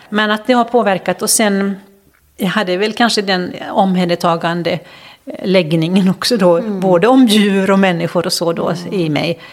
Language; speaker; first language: Swedish; non-native, local second language; Finnish